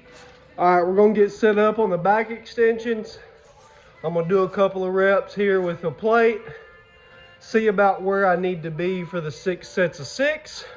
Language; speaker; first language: English; native; English